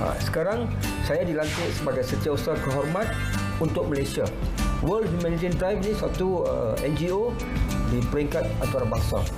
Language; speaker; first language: Malay; non-native, local second language; Tamil